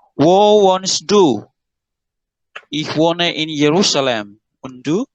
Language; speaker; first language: German; non-native, learner; Indonesian